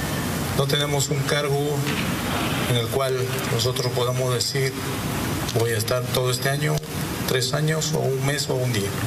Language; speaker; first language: Spanish; native; Spanish